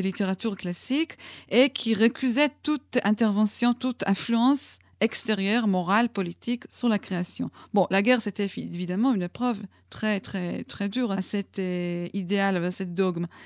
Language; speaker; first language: French; non-native, fluent; Hebrew